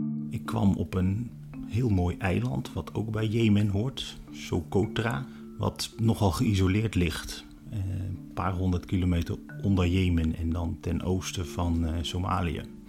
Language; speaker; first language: Dutch; native; Dutch